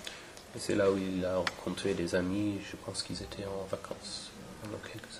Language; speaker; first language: French; non-native, fluent; English